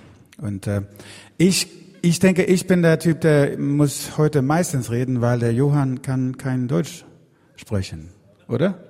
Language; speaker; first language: German; non-native, learner; Swedish